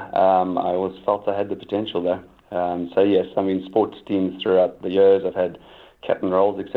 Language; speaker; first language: English; native; English